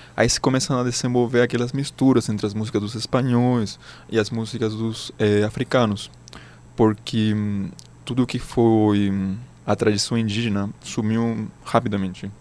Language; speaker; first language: Portuguese; non-native, fluent; Spanish